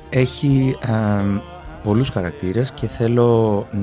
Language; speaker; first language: Greek; early bilingual, other home language; English